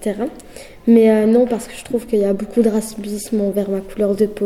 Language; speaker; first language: French; early bilingual, other home language; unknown